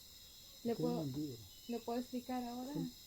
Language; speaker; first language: Spanish; non-native, fluent; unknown